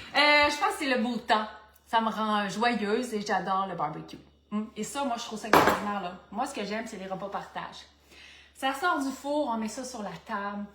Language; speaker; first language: French; native; French